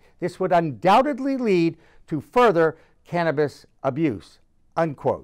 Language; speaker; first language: English; native; English